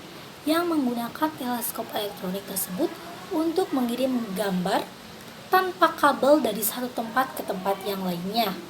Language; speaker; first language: Indonesian; native; Indonesian